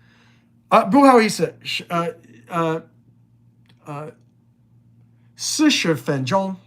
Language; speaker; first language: Chinese; non-native, learner; English